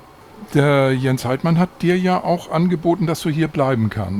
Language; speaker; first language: German; native; German